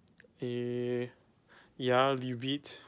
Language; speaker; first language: Russian; non-native, learner; English